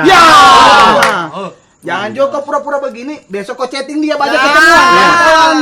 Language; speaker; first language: Indonesian; native; Indonesian